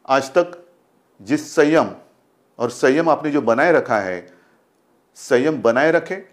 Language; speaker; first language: Hindi; non-native, local second language; Marathi